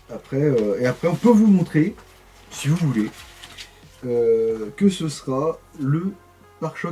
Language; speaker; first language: French; native; French